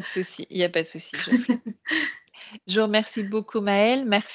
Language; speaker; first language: French; native; French